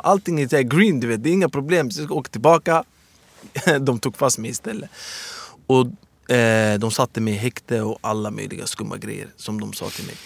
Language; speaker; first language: Swedish; early bilingual, other home language; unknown